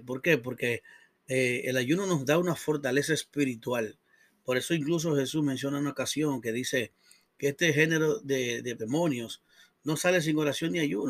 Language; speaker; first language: Spanish; native; Spanish